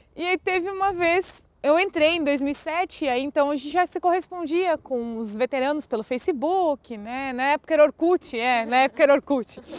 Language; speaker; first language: Portuguese; native; Portuguese